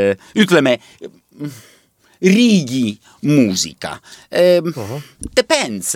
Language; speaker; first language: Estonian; non-native, learner; Italian